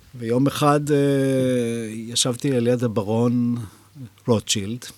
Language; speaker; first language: Hebrew; native; Hebrew